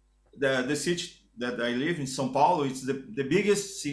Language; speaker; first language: English; non-native, learner; Portuguese